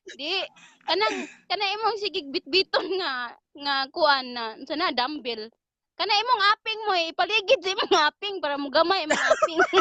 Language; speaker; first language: Cebuano; native; Cebuano